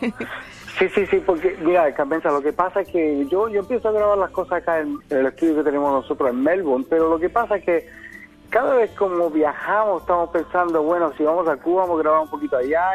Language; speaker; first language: Spanish; native; Spanish